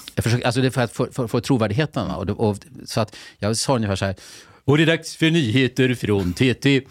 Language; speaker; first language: Swedish; native; Swedish